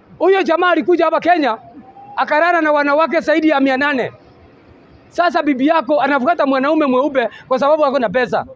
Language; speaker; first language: Swahili; non-native, local second language; Gusii